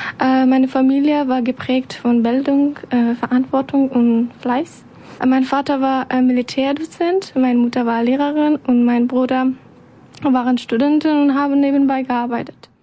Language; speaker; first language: German; non-native, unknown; Persian